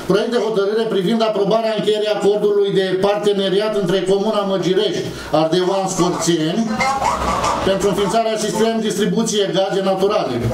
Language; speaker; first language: Romanian; native; Romanian